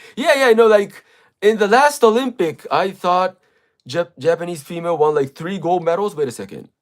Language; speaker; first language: English; non-native, fluent; Japanese